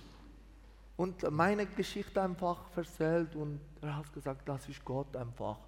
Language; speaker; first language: German; non-native, learner; Persian